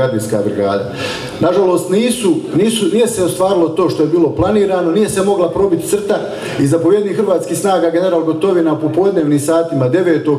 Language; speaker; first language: Croatian; native; Croatian